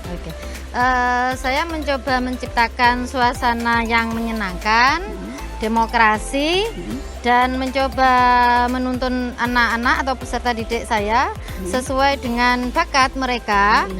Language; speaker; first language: Indonesian; native; Indonesian